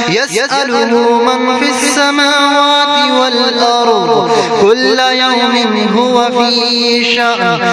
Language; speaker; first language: Arabic; native; Arabic